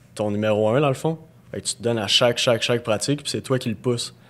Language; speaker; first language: French; native; French